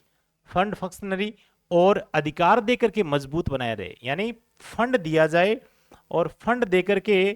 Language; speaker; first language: Hindi; native; Hindi